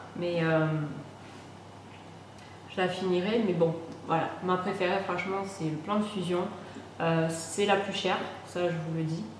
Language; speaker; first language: French; native; French